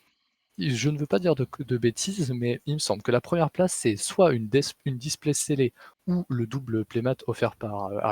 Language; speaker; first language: French; native; French